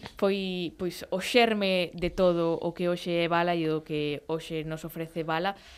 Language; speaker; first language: Galician; native; Galician